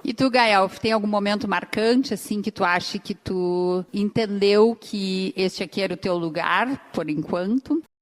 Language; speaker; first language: Portuguese; native; Portuguese